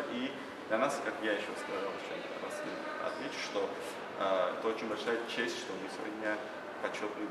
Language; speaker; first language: Russian; non-native, fluent; Armenian